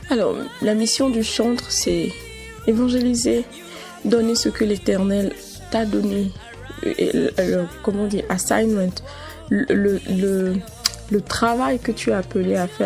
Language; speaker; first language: French; non-native, local second language; Ewe